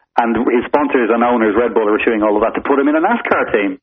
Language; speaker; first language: English; native; English